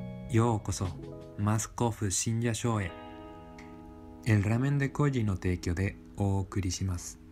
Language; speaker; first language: Japanese; non-native, learner; Spanish